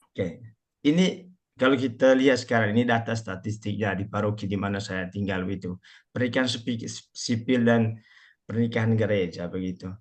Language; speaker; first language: Indonesian; non-native, local second language; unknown